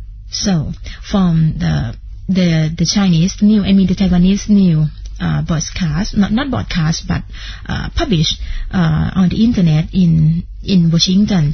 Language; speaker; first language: English; non-native, fluent; Thai